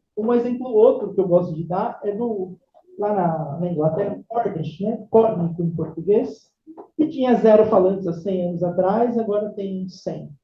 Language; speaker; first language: Portuguese; native; Portuguese